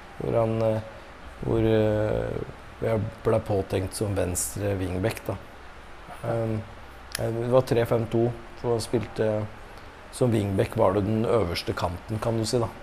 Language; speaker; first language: Norwegian; early bilingual, other home language; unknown